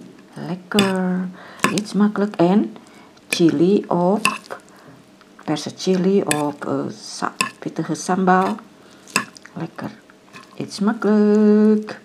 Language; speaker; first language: Dutch; non-native, learner; Indonesian